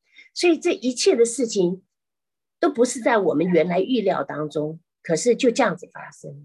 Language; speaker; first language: Chinese; native; Chinese